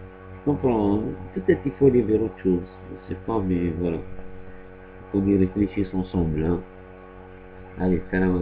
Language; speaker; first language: French; non-native, local second language; Arabic